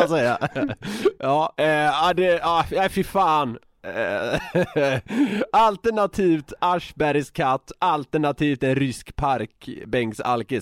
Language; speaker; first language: Swedish; native; Swedish